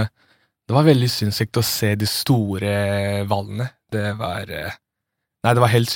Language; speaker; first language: Norwegian; early bilingual, other home language; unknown